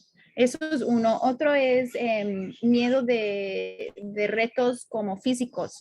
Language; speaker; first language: Spanish; non-native, fluent; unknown